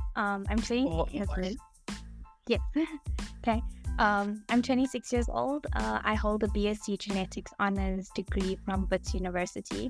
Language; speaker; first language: English; native; English